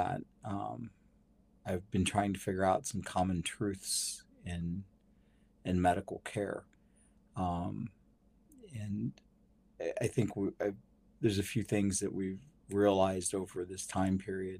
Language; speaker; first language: English; native; English